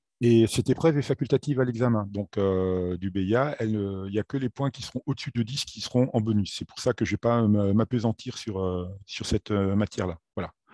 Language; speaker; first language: French; native; French